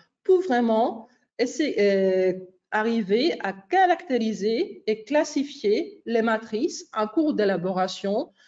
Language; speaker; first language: French; non-native, fluent; Greek